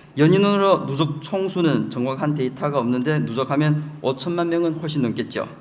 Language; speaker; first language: Korean; early bilingual, heritage; Chinese